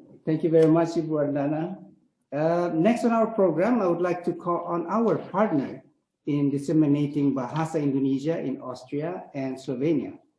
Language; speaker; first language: English; non-native, fluent; Indonesian